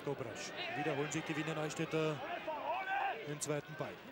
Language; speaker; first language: German; native; German